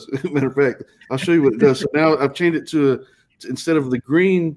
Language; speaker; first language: English; native; English